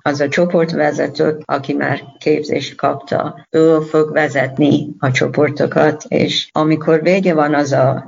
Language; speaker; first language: Hungarian; non-native, learner; Persian